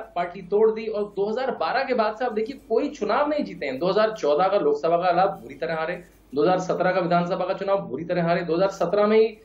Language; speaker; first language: Hindi; native; Hindi